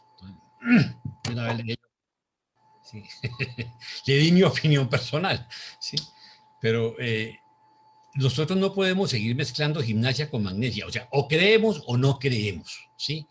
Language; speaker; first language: Spanish; native; Spanish